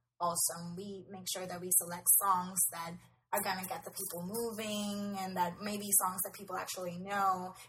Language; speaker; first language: English; non-native, local second language; Spanish